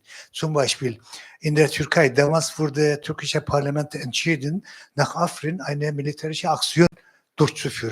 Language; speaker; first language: German; non-native, fluent; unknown